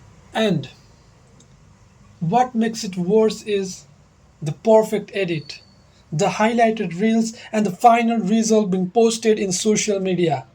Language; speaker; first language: English; non-native, local second language; Nepali